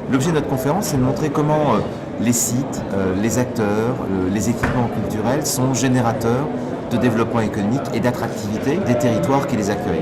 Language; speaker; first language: French; native; French